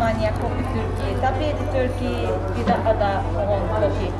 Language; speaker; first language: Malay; non-native, fluent; Turkish